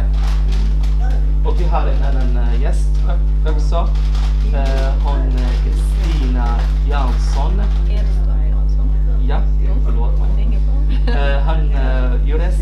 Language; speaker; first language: Swedish; non-native, fluent; Arabic